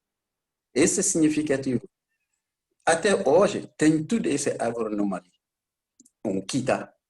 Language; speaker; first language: Portuguese; non-native, learner; Bambara